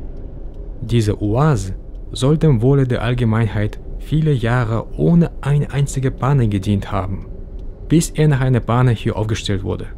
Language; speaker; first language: German; early bilingual, other home language; Russian